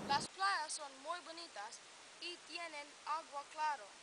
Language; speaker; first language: Spanish; non-native, learner; English